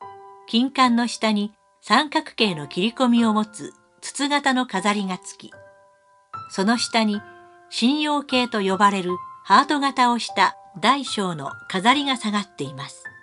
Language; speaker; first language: Japanese; native; Japanese